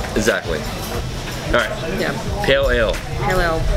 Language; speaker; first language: English; native; English